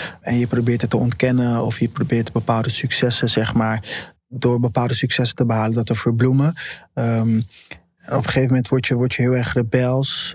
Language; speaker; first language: Dutch; early bilingual, other home language; Papiamento